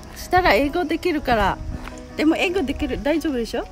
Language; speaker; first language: Japanese; non-native, learner; Filipino